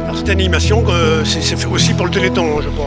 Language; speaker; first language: French; native; French